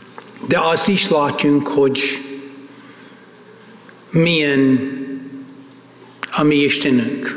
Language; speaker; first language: Hungarian; non-native, fluent; English